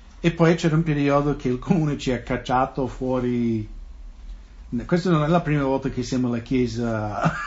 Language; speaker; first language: Italian; non-native, fluent; English